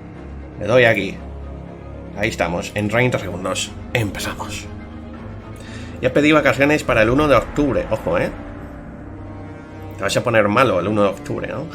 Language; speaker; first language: Spanish; native; Spanish